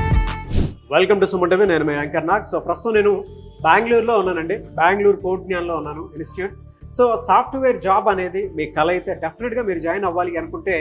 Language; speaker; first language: Telugu; native; Telugu